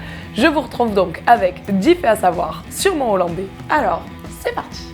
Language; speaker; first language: French; native; French